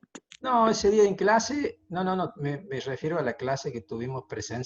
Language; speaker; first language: Spanish; native; Spanish